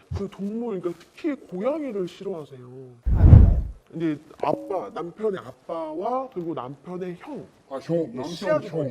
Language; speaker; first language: Korean; native; Korean